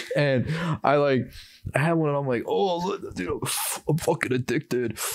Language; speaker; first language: English; native; English